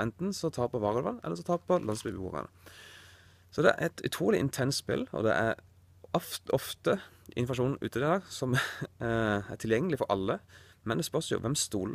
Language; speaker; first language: Norwegian; native; Norwegian